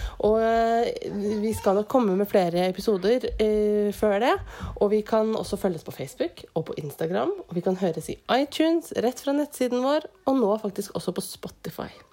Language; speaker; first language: Norwegian; native; Norwegian